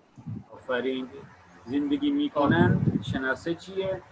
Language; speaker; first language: Persian; non-native, fluent; Urdu